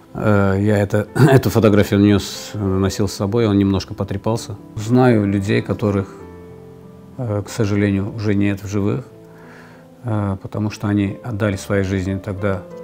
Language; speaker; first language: Russian; non-native, local second language; Azerbaijani